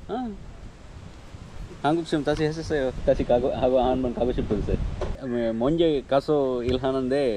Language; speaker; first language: Korean; non-native, learner; Sinhala